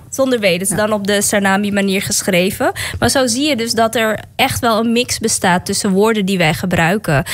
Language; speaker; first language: Dutch; native; Dutch